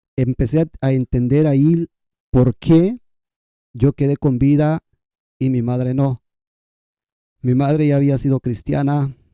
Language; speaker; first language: Spanish; non-native, local second language; Kʼicheʼ